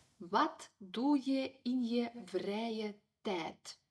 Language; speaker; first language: Dutch; non-native, fluent; Ukrainian